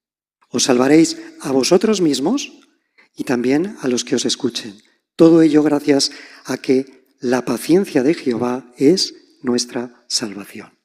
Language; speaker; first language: Spanish; native; Spanish